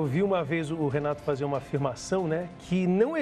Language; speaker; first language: Portuguese; native; Portuguese